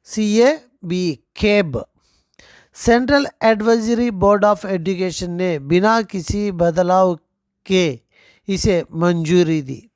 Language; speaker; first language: Hindi; non-native, local second language; Telugu